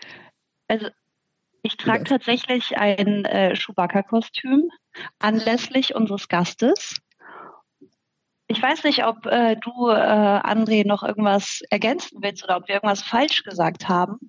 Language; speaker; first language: German; native; German